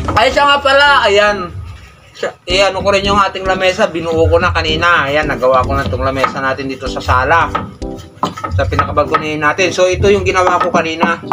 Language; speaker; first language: Filipino; non-native, local second language; Iloko